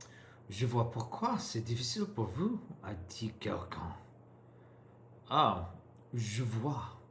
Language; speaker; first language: French; non-native, learner; English